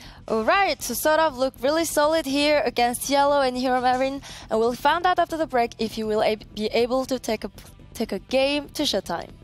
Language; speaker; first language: English; non-native, fluent; French